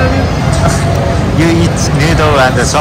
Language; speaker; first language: English; non-native, learner; Japanese